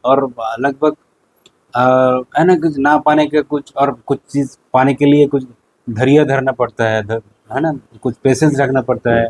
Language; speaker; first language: Hindi; non-native, local second language; Bangla